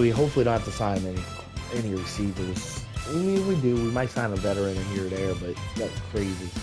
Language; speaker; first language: English; native; English